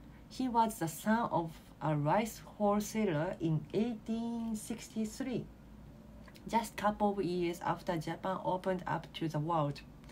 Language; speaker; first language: English; non-native, learner; Japanese